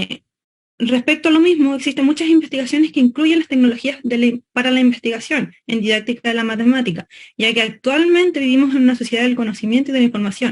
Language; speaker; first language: Spanish; native; Spanish